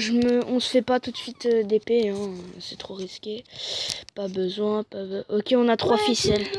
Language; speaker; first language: French; native; French